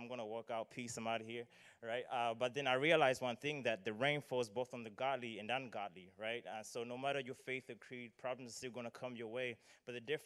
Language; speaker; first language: English; non-native, local second language; Nyanja